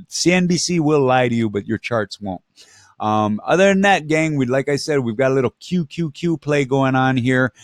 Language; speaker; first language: English; native; English